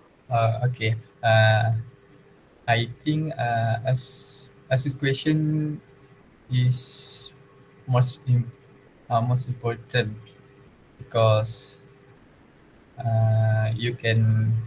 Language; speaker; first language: English; non-native, local second language; Malay